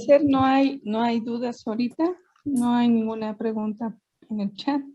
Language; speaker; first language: Spanish; native; Spanish